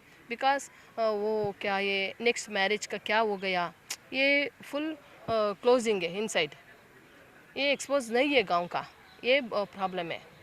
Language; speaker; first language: Hindi; non-native, local second language; Kannada